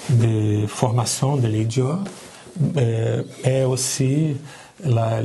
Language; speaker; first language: French; non-native, learner; Portuguese